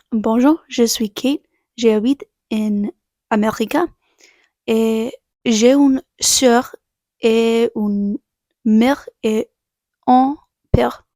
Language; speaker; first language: French; non-native, learner; English